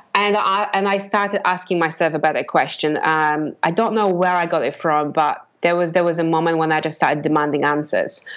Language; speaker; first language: English; non-native, fluent; Polish